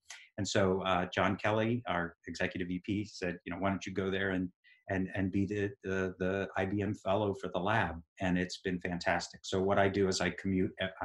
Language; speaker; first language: English; native; English